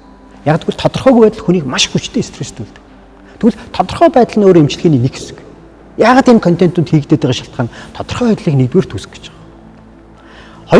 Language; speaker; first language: Mongolian; native; Mongolian